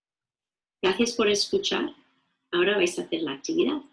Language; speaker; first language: Spanish; non-native, fluent; English